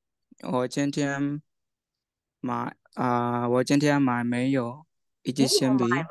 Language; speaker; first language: Chinese; non-native, learner; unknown